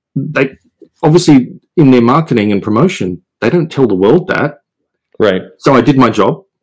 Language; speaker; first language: English; native; English